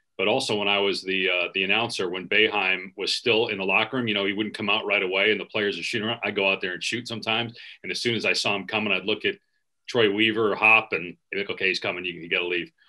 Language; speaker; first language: English; native; English